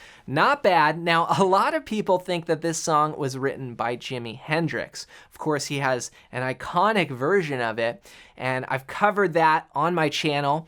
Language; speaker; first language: English; native; English